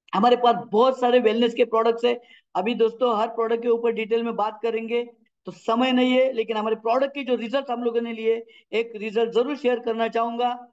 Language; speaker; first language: Hindi; non-native, local second language; Marathi